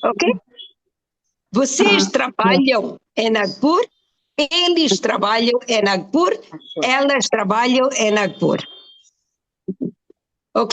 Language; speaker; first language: Portuguese; non-native, fluent; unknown